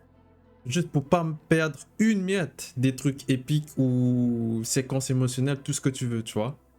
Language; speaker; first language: French; native; French